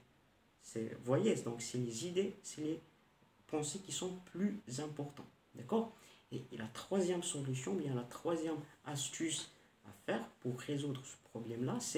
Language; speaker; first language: French; non-native, local second language; Arabic